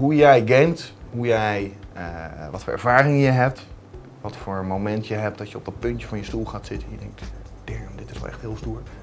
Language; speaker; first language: Dutch; native; Dutch